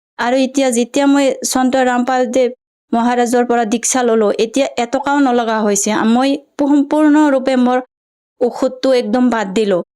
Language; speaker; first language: Assamese; non-native, local second language; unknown